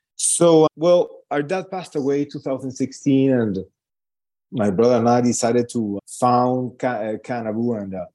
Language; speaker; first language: English; non-native, fluent; Spanish